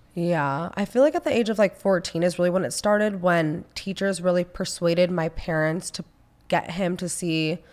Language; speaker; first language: English; native; English